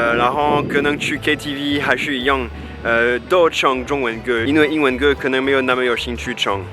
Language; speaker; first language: Chinese; non-native, fluent; French